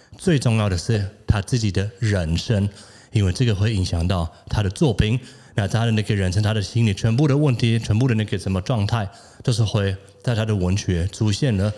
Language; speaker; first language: Chinese; non-native, fluent; German